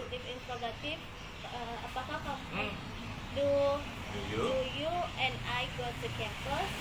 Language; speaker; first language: English; non-native, learner; Indonesian